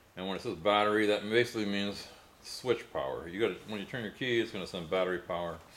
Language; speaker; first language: English; native; English